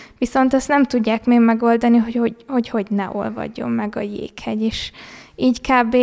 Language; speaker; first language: Hungarian; early bilingual, heritage; Hungarian